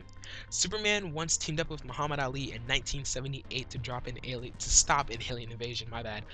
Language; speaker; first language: English; native; English